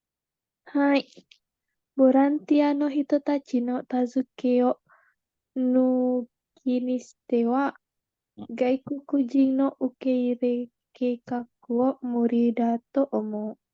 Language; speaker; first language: Japanese; non-native, learner; Indonesian